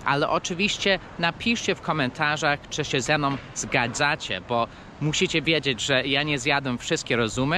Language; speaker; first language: Polish; early bilingual, heritage; Polish